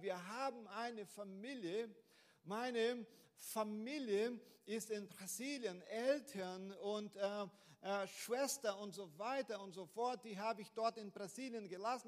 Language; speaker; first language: German; non-native, fluent; Portuguese